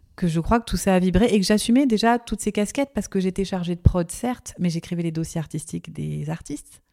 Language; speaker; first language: French; native; French